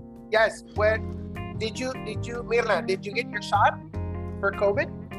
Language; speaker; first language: English; non-native, fluent; Spanish